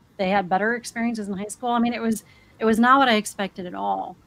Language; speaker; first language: English; native; English